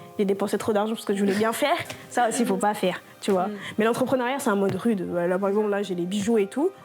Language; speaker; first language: French; non-native, local second language; Lingala